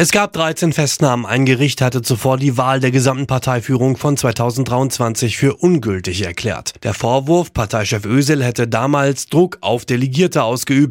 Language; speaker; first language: German; native; German